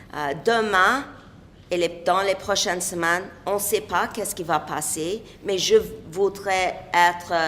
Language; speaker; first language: French; non-native, local second language; English